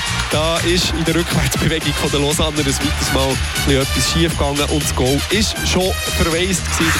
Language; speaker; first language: German; native; German